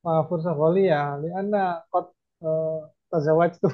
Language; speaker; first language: Arabic; non-native, learner; Indonesian